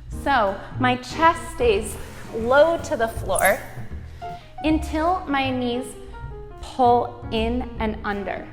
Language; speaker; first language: English; native; English